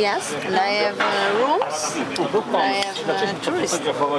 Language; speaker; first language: English; non-native, learner; Portuguese